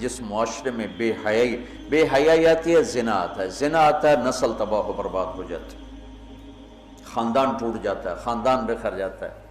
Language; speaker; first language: Urdu; non-native, local second language; Punjabi